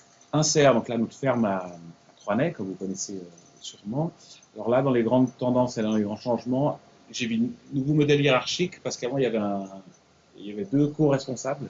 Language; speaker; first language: French; native; French